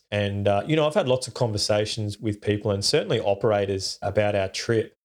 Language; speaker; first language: English; native; English